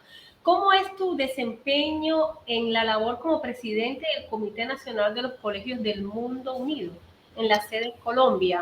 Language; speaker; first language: Spanish; native; Spanish